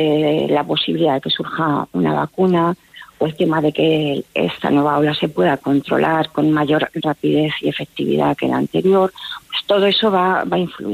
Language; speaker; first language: Spanish; native; Spanish